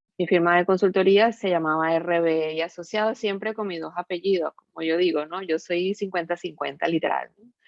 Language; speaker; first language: Spanish; native; Spanish